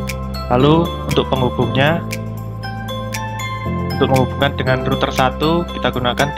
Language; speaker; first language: Indonesian; native; Indonesian